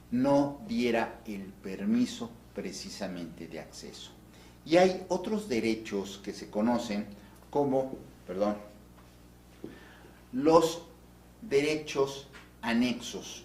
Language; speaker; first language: Spanish; native; Spanish